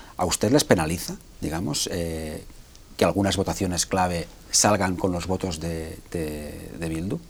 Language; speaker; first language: Spanish; non-native, local second language; Catalan